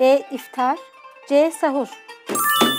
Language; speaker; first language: Turkish; native; Turkish